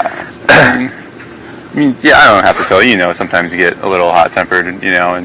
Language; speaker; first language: English; native; English